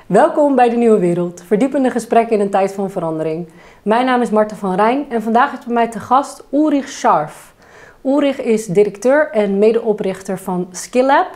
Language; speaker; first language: Dutch; native; Dutch